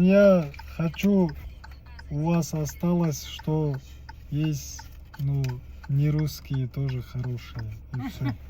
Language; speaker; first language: Russian; non-native, learner; Kyrgyz